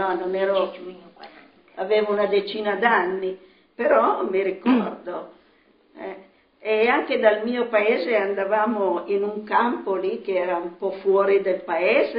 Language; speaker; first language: Italian; native; Italian